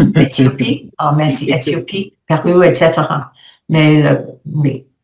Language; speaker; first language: French; non-native, learner; English